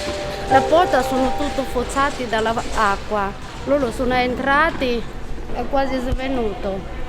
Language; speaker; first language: Italian; non-native, learner; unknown